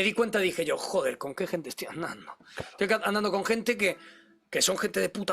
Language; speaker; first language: Spanish; native; Spanish